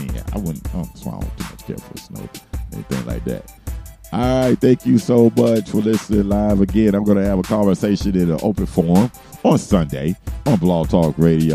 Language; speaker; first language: English; native; English